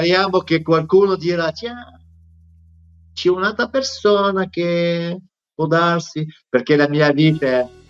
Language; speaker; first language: Italian; non-native, fluent; French